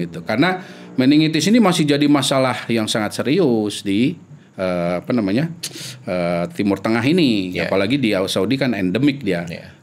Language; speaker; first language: Indonesian; non-native, local second language; Sundanese